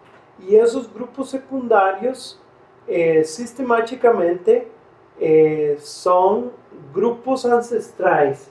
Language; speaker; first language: Portuguese; non-native, fluent; Spanish